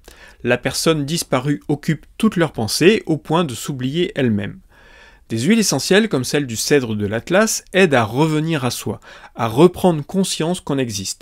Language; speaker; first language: French; native; French